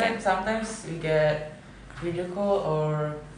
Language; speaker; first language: English; non-native, learner; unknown